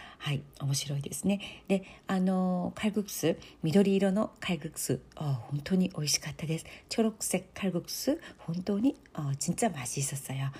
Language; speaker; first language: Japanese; native; Japanese